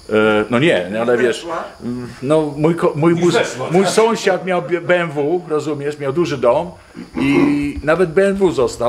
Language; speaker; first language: Polish; early bilingual, heritage; Polish